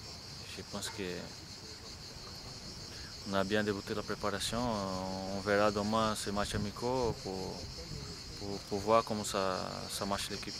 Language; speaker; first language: French; non-native, fluent; Portuguese